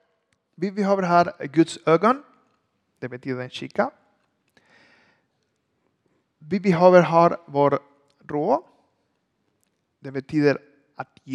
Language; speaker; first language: Swedish; non-native, learner; Spanish